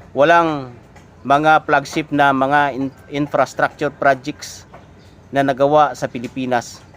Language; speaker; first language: Filipino; non-native, local second language; Hiligaynon